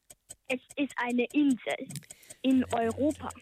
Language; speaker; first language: German; early bilingual, heritage; German